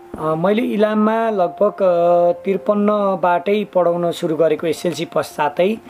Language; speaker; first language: Nepali; native; Nepali